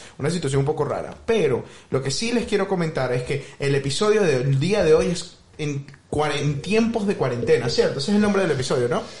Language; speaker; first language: Spanish; native; Spanish